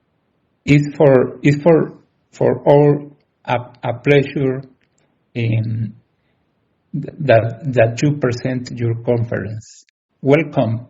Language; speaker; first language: English; non-native, learner; Spanish